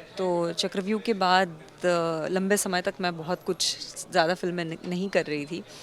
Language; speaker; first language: Hindi; non-native, local second language; Marathi